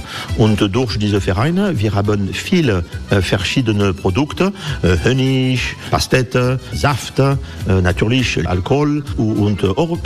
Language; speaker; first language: German; non-native, fluent; French